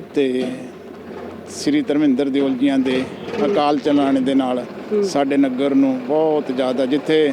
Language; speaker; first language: Punjabi; native; Punjabi